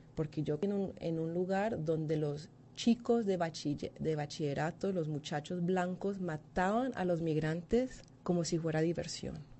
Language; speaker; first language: Spanish; early bilingual, heritage; Spanish